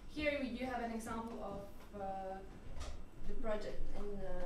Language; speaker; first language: English; non-native, learner; French